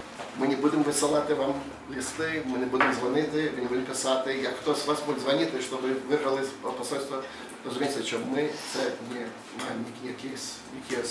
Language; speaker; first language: Ukrainian; non-native, learner; Russian